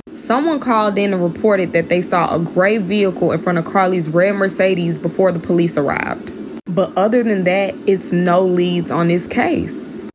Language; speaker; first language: English; native; English